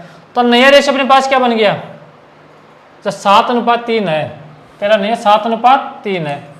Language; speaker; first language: Hindi; native; Hindi